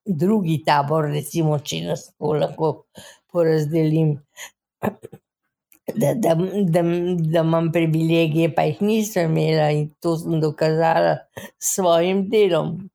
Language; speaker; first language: Slovenian; native; Slovenian